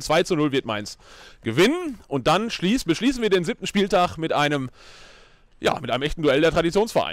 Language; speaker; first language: German; native; German